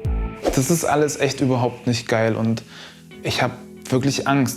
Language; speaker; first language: German; native; German